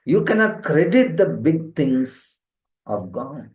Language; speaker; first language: English; non-native, local second language; Telugu